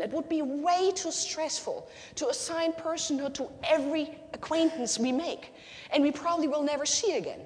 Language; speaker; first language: English; non-native, fluent; German